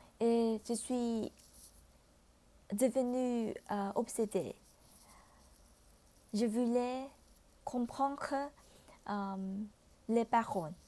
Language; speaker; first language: French; non-native, learner; Vietnamese